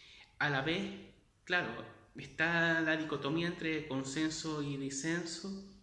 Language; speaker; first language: Spanish; native; Spanish